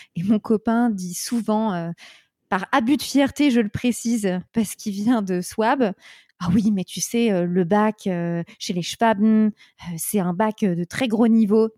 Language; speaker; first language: French; native; French